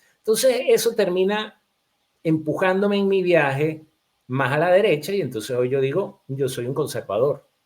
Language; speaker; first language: Spanish; native; Spanish